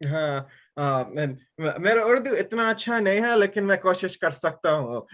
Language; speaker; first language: Urdu; early bilingual, other home language; English